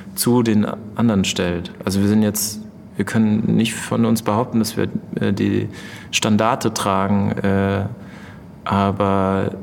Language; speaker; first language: German; native; German